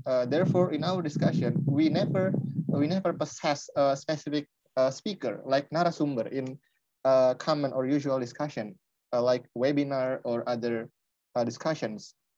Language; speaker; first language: English; non-native, fluent; Indonesian